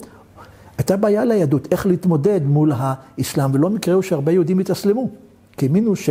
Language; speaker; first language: Hebrew; native; Hebrew